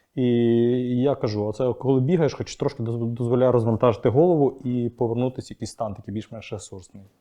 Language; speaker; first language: Ukrainian; non-native, local second language; Russian